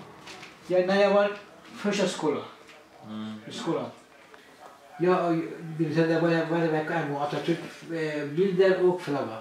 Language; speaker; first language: Swedish; non-native, learner; Kurdish